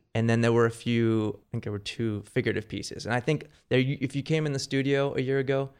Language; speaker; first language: English; native; English